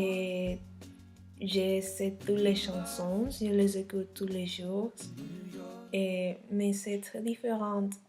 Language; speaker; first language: French; non-native, learner; Spanish